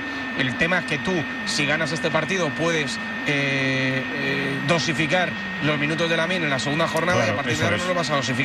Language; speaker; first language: Spanish; native; Spanish